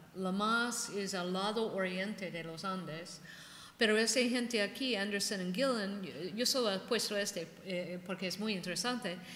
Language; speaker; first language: Spanish; non-native, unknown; English